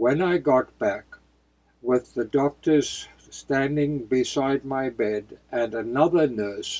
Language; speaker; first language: English; native; English